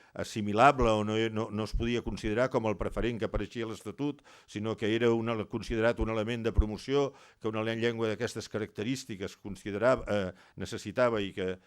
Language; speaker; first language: Catalan; non-native, local second language; Occitan